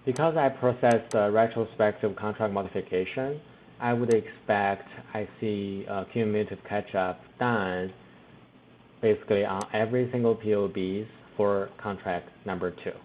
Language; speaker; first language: English; non-native, fluent; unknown